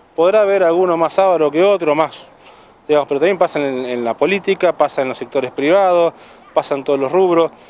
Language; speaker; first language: Spanish; native; Spanish